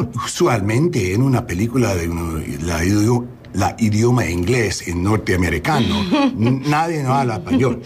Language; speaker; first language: Spanish; non-native, learner; English